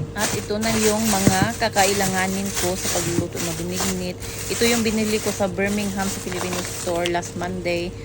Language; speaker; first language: Filipino; non-native, local second language; Cebuano